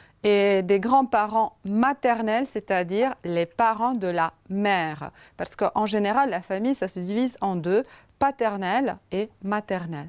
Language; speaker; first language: French; non-native, fluent; Romanian